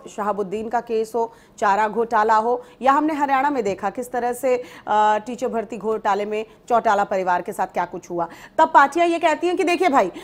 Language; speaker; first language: Hindi; native; Hindi